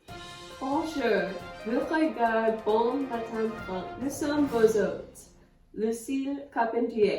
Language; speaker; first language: French; non-native, learner; English